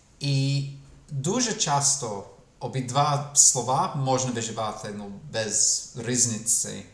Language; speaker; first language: Ukrainian; non-native, fluent; English